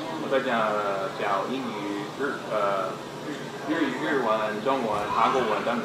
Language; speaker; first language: Chinese; non-native, fluent; English